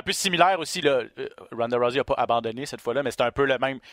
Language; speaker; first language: French; native; French